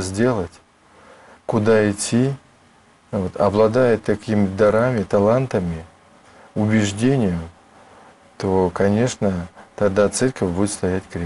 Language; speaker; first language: Russian; native; Russian